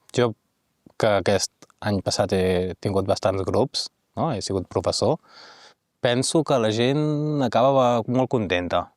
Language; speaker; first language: Catalan; native; Catalan